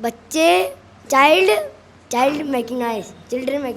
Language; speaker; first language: English; non-native, learner; Hindi